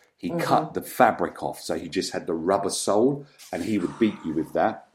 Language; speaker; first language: English; native; English